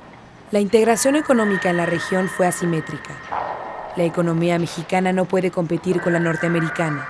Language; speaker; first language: Spanish; native; Spanish